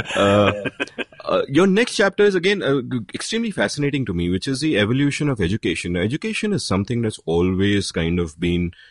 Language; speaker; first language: English; non-native, local second language; Hindi